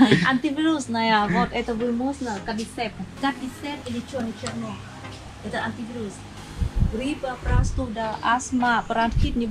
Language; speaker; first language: Russian; non-native, learner; Vietnamese